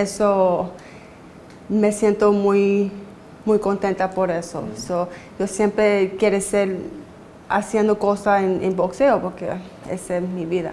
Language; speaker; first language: Spanish; early bilingual, heritage; Spanish